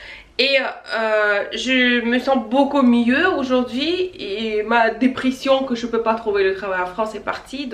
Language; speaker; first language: French; non-native, fluent; Russian